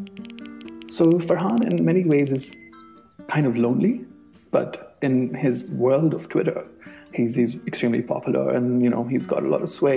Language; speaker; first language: English; non-native, local second language; Urdu